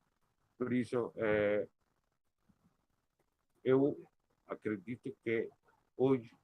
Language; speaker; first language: Portuguese; non-native, learner; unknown